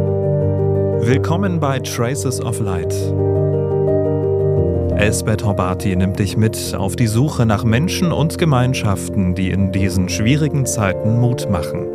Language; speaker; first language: German; native; German